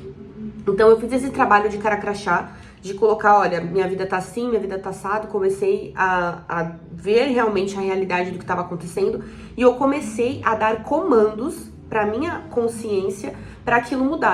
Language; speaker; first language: Portuguese; native; Portuguese